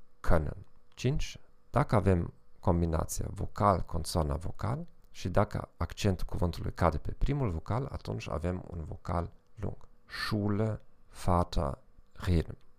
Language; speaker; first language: Romanian; non-native, fluent; German